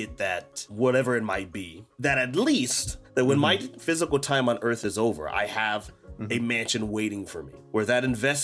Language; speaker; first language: English; native; English